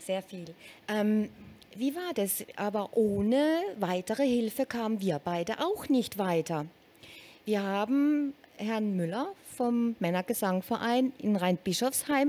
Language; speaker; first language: German; native; German